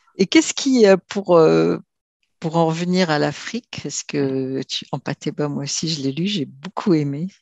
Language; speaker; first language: French; non-native, local second language; Arabic